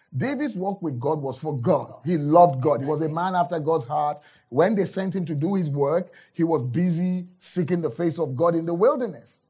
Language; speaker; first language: English; non-native, local second language; Yoruba